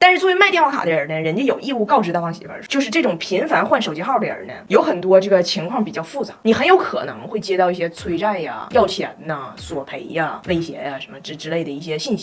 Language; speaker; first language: Chinese; native; Chinese